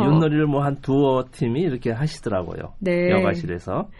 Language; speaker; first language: Korean; native; Korean